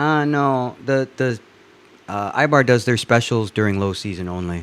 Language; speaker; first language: English; native; English